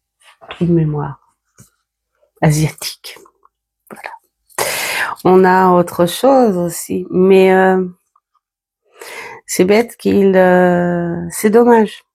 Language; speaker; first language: French; native; French